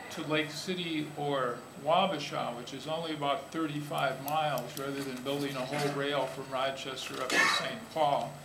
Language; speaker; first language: English; native; English